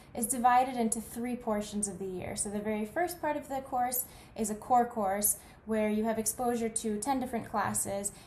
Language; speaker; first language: English; native; English